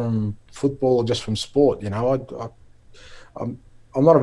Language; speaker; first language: English; native; English